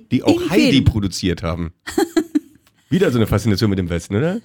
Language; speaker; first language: German; native; German